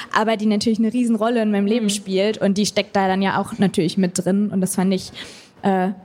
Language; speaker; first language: German; native; German